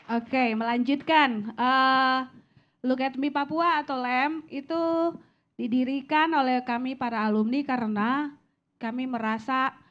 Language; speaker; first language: Indonesian; native; Indonesian